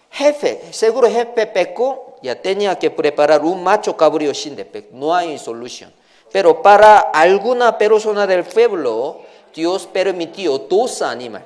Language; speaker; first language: Spanish; non-native, learner; Korean